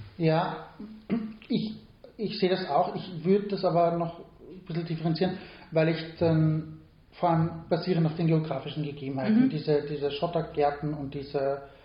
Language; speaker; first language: German; native; German